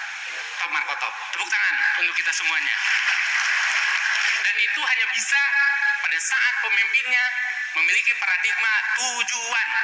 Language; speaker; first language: Indonesian; non-native, local second language; Sundanese